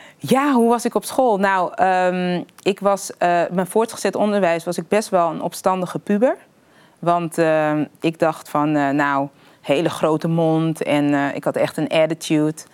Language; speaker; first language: Dutch; early bilingual, other home language; Papiamento